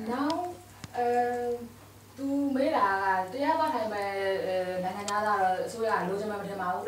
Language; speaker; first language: Dutch; non-native, learner; Burmese